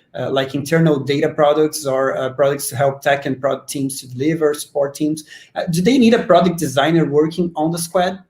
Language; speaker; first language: English; non-native, fluent; Portuguese